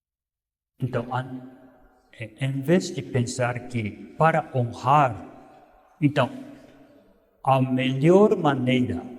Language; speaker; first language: Portuguese; non-native, fluent; Japanese